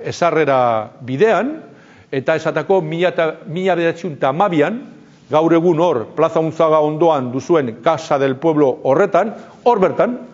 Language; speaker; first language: Basque; native; Basque